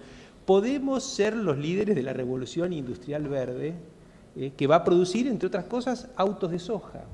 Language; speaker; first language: Spanish; native; Spanish